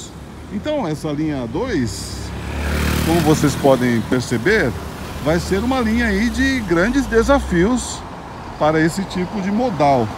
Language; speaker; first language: Portuguese; native; Portuguese